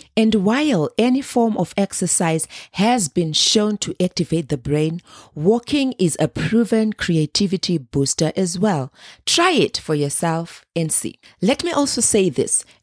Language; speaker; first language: English; non-native, local second language; Shona